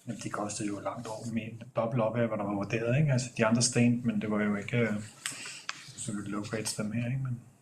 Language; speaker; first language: Danish; native; Danish